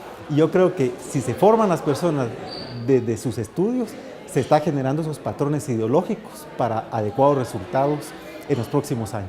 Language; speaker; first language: Spanish; native; Spanish